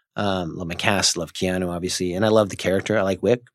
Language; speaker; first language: English; native; English